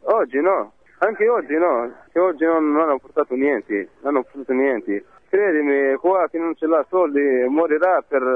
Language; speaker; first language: Italian; non-native, fluent; Arabic